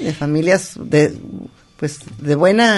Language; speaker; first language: Spanish; native; Spanish